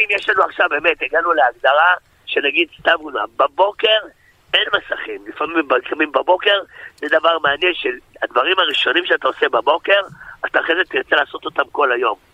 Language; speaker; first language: Hebrew; native; Hebrew